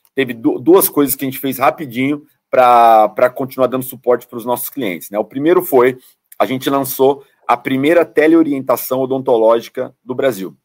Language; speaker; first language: Portuguese; native; Portuguese